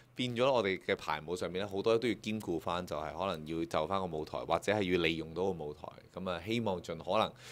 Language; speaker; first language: Cantonese; native; Cantonese